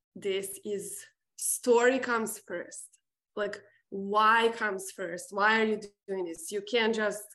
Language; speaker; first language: English; non-native, fluent; Serbian